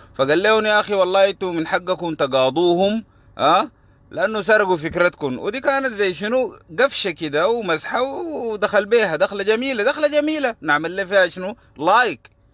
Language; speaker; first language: Arabic; native; Arabic